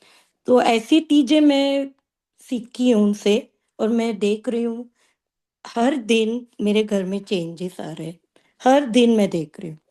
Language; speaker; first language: Hindi; non-native, local second language; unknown